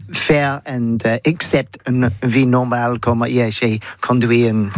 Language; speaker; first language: French; non-native, learner; English